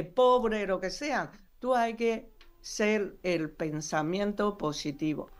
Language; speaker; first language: Spanish; non-native, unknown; Chinese